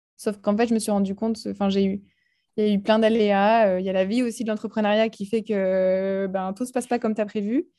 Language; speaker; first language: French; native; French